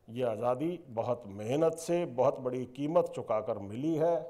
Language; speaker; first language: Hindi; native; Hindi